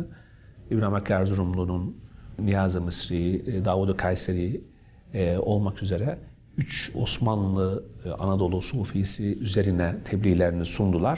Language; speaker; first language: Turkish; native; Turkish